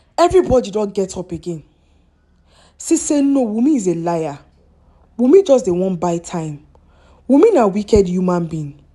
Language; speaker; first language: Nigerian Pidgin; non-native, local second language; Yoruba